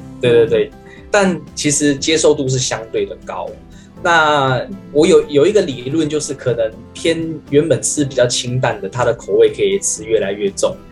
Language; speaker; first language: Chinese; native; Chinese